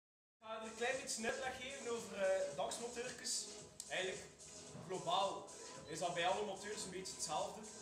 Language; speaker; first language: Dutch; native; Dutch